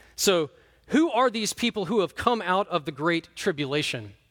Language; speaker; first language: English; native; English